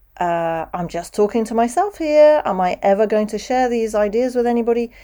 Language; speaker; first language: English; native; English